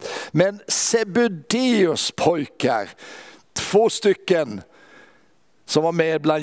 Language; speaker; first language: Swedish; native; Swedish